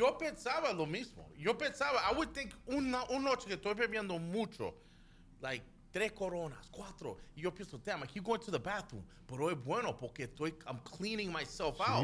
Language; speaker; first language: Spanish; early bilingual, heritage; Spanish